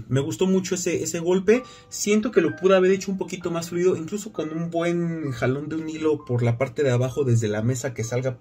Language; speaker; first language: Spanish; native; Spanish